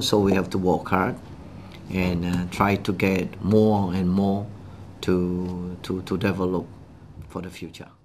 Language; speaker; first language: English; non-native, fluent; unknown